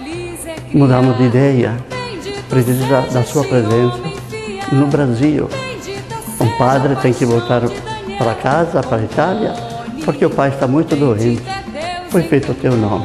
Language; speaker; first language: Portuguese; non-native, fluent; Italian